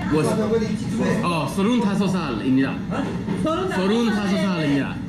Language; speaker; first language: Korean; non-native, learner; English